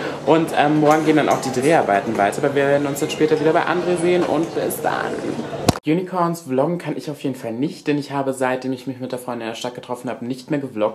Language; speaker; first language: German; native; German